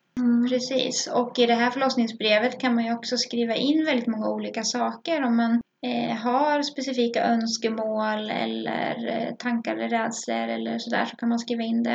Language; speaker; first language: Swedish; native; Swedish